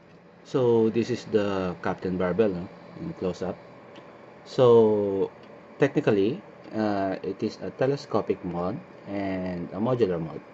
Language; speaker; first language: English; non-native, local second language; Filipino